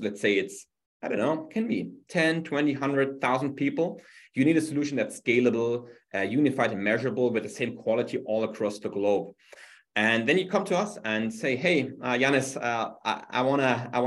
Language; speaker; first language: English; non-native, fluent; German